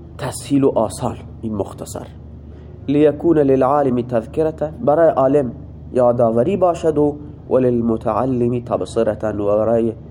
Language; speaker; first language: Persian; non-native, local second language; Baluchi